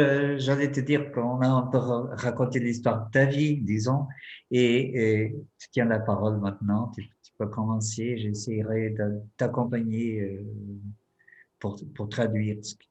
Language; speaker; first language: French; non-native, fluent; Portuguese